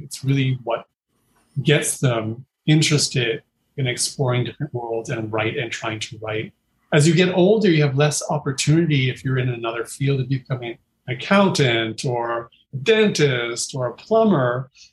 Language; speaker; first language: English; native; English